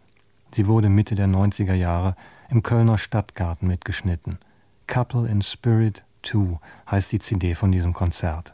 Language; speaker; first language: German; native; German